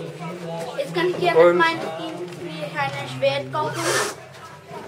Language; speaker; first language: German; non-native, local second language; Romanian